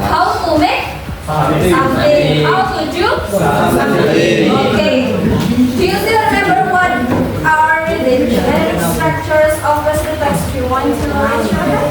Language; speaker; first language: English; non-native, learner; Indonesian